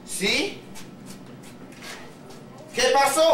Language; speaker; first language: Spanish; non-native, learner; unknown